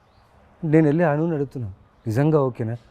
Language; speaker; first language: Telugu; native; Telugu